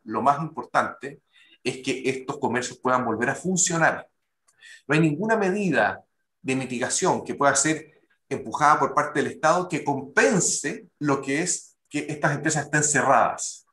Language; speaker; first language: Spanish; native; Spanish